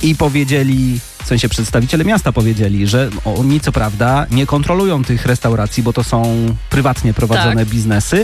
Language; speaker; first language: Polish; native; Polish